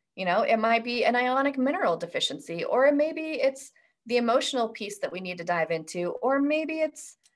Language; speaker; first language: English; native; English